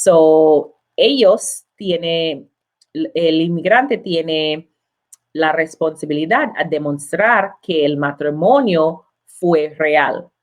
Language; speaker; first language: Spanish; non-native, learner; English